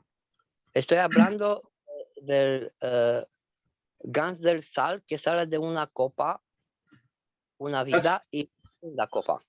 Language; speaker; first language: Spanish; non-native, fluent; Romanian